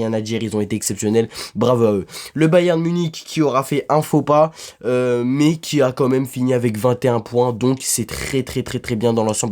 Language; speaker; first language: French; native; French